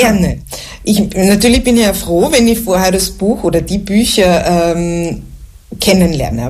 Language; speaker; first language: German; native; German